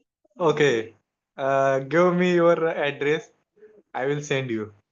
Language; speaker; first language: English; non-native, learner; Hindi